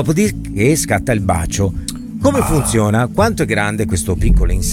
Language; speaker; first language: Italian; native; Italian